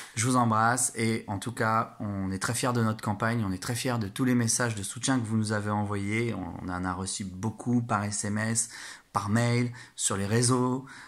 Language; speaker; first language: French; native; French